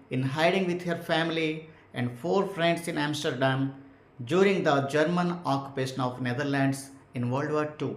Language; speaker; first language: English; non-native, local second language; Telugu